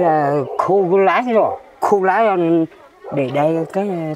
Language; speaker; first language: Vietnamese; non-native, local second language; Hmong